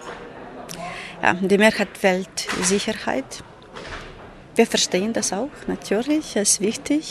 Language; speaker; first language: German; non-native, fluent; Ukrainian